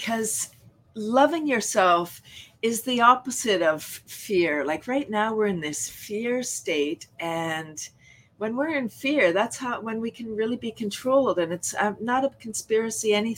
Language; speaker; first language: English; native; English